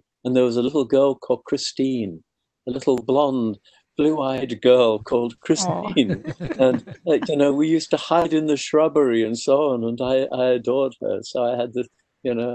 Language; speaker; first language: English; native; English